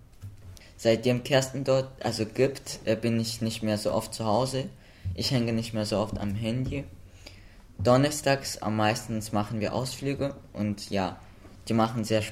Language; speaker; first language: German; early bilingual, other home language; Russian